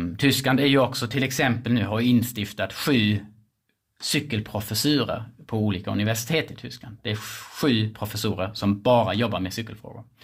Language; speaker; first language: Swedish; non-native, fluent; German